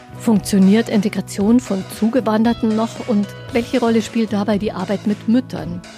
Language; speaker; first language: German; native; German